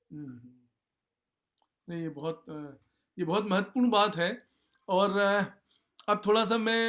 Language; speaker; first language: Hindi; native; Hindi